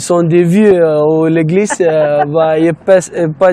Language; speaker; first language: French; non-native, learner; Fijian